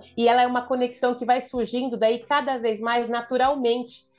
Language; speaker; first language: Portuguese; native; Portuguese